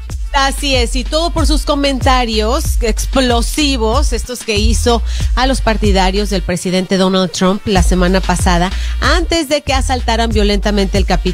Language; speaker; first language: Spanish; native; Spanish